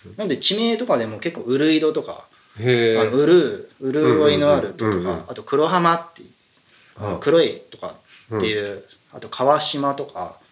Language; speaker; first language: Japanese; native; Japanese